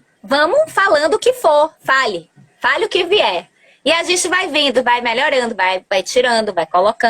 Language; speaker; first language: Portuguese; early bilingual, other home language; Spanish